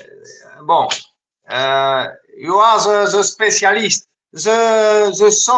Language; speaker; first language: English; non-native, learner; French